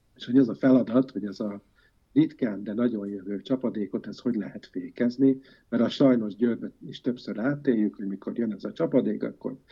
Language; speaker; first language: Hungarian; native; Hungarian